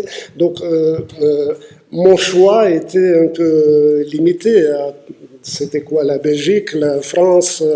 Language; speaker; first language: French; non-native, fluent; Russian